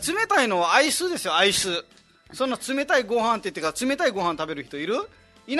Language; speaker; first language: Japanese; native; Japanese